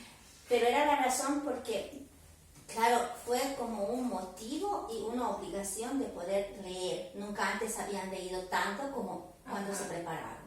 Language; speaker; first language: Spanish; native; Spanish